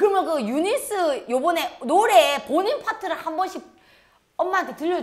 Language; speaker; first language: Korean; native; Korean